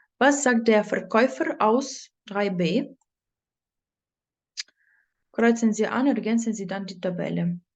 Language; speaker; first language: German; non-native, fluent; Ukrainian